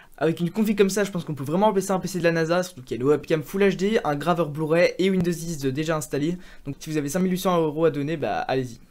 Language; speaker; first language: French; native; French